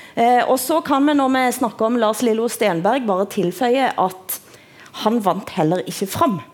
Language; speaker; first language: Norwegian; native; Norwegian